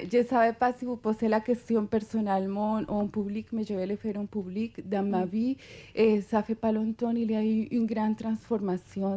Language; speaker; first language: French; non-native, fluent; Spanish